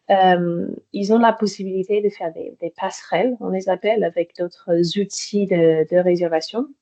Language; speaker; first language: French; native; French